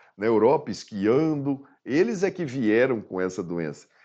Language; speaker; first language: Portuguese; native; Portuguese